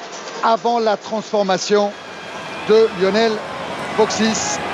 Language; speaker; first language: French; native; French